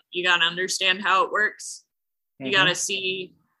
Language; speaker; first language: English; native; English